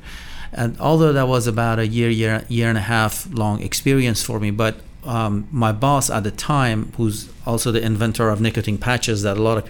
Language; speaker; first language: English; non-native, fluent; Persian